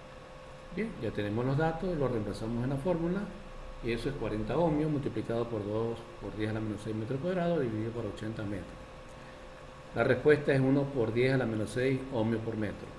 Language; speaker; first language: Spanish; native; Spanish